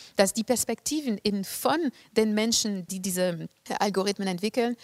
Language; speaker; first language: German; non-native, fluent; French